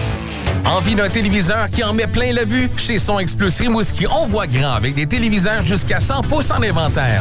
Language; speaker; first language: French; native; French